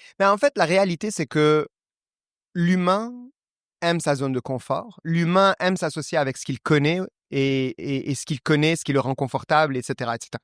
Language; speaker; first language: French; non-native, local second language; Arabic